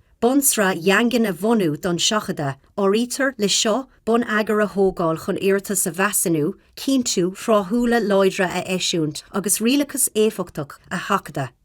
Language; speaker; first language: Irish; non-native, local second language; English